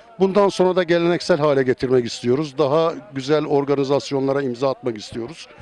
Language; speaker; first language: Turkish; native; Turkish